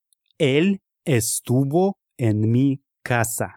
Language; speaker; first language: Spanish; non-native, fluent; Russian